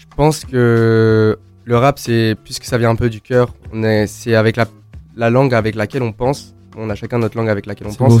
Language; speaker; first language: French; native; French